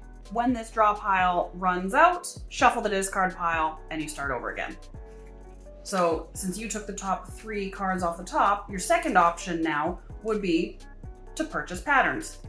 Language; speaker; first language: English; native; English